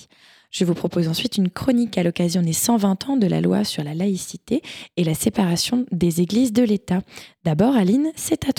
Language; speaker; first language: French; native; French